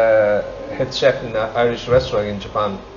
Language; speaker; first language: English; non-native, learner; Japanese